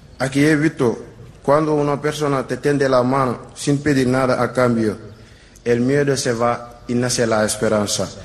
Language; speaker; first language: Spanish; non-native, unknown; Wolof